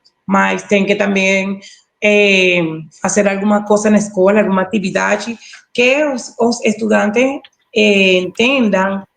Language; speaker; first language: Portuguese; non-native, learner; Spanish